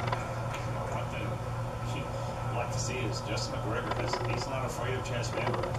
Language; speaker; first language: English; native; English